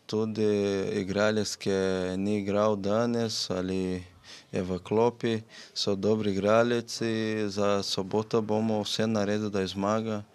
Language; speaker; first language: Slovenian; non-native, learner; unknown